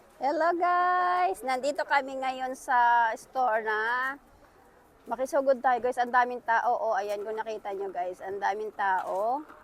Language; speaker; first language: Filipino; native; Filipino